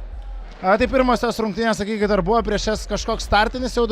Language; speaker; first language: Lithuanian; native; Lithuanian